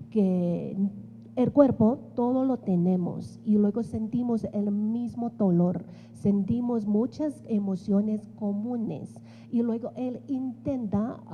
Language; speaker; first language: Spanish; non-native, fluent; Chinese